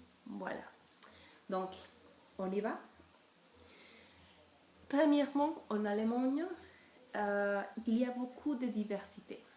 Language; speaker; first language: French; non-native, learner; Spanish